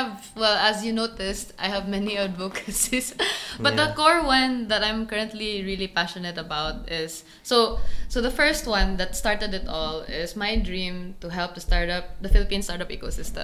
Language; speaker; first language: English; non-native, local second language; Cebuano